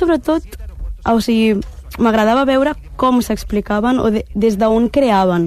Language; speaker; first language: Catalan; early bilingual, other home language; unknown